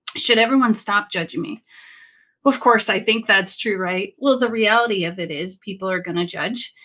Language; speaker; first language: English; native; English